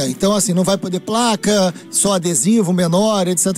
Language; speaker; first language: Portuguese; native; Portuguese